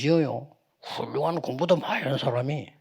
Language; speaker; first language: Korean; native; Korean